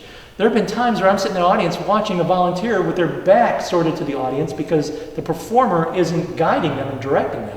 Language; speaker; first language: English; native; English